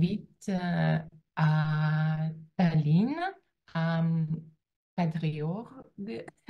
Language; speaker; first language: French; non-native, learner; Russian